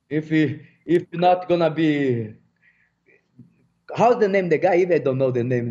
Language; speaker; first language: English; non-native, fluent; Portuguese